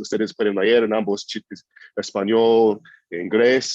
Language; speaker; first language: Spanish; non-native, fluent; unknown